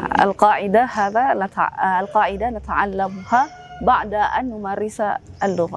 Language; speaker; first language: Arabic; non-native, fluent; Indonesian